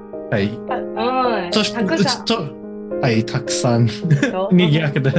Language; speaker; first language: Japanese; non-native, learner; English